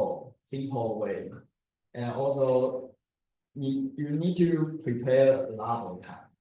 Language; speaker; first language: English; non-native, learner; Chinese